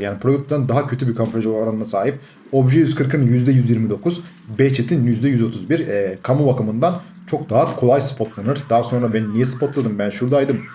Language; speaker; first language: Turkish; native; Turkish